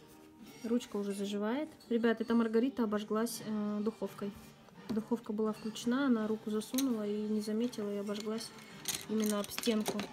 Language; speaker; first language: Russian; native; Russian